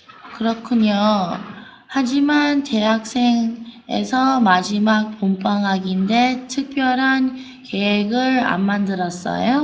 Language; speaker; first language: Korean; non-native, learner; English